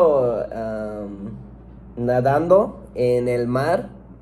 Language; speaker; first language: Spanish; non-native, learner; English